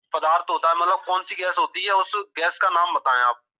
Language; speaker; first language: Hindi; native; Hindi